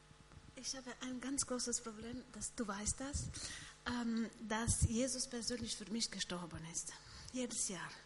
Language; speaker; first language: German; non-native, fluent; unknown